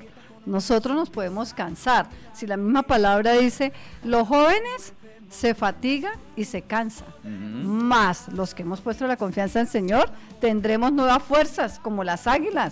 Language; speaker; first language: Spanish; native; Spanish